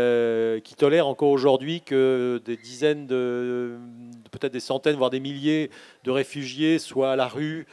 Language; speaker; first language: French; native; French